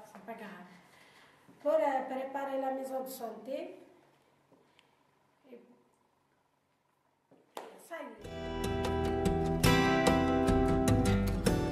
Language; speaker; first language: French; non-native, learner; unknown